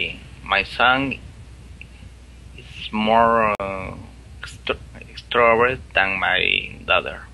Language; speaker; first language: English; non-native, learner; Spanish